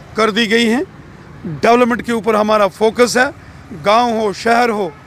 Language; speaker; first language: Hindi; non-native, local second language; Dogri